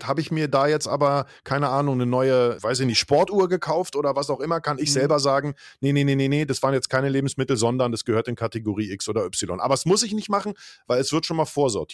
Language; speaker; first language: German; native; German